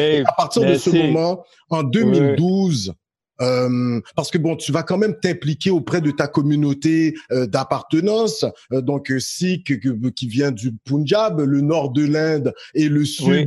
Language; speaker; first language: French; native; French